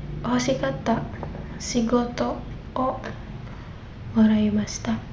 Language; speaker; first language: Japanese; non-native, learner; Indonesian